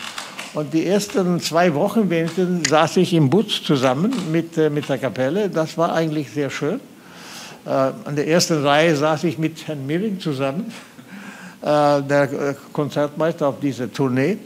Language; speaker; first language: German; non-native, fluent; Swedish